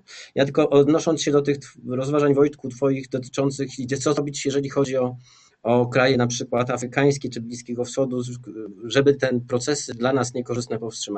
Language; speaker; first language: Polish; native; Polish